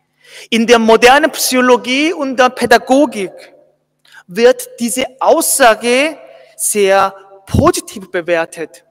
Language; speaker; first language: German; non-native, fluent; Korean